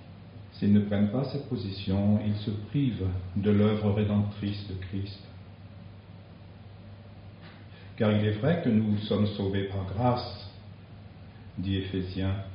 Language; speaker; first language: French; native; French